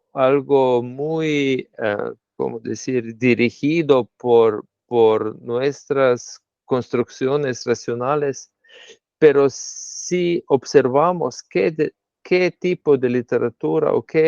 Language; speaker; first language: Spanish; non-native, fluent; Slovenian